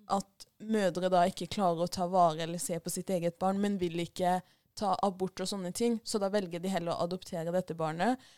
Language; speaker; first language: Norwegian; early bilingual, other home language; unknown